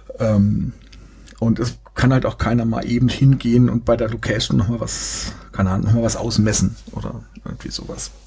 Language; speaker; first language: German; native; German